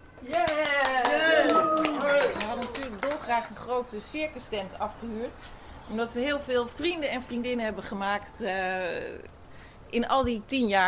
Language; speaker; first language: Dutch; native; Dutch